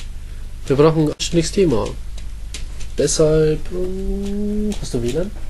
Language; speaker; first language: German; native; German